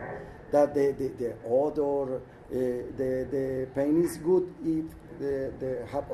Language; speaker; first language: English; non-native, learner; Spanish